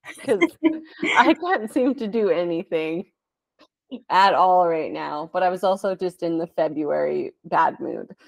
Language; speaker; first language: English; native; English